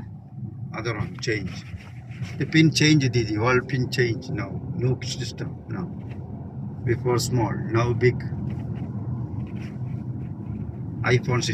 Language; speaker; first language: English; non-native, learner; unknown